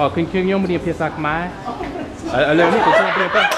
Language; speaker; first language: Vietnamese; non-native, learner; English